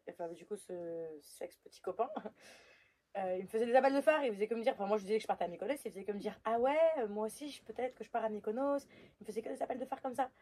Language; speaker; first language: French; early bilingual, other home language; Spanish